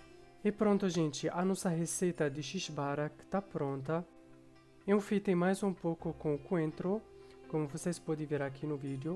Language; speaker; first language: Portuguese; non-native, fluent; Arabic